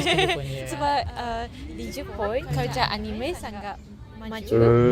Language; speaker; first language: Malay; non-native, fluent; Japanese